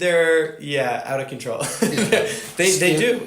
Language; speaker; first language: English; native; English